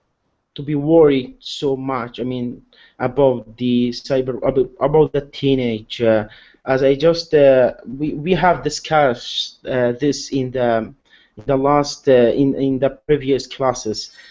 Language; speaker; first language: English; non-native, learner; Arabic